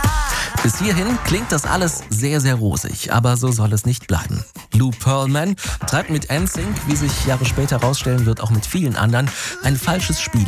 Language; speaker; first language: German; native; German